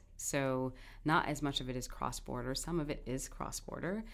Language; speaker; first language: English; native; English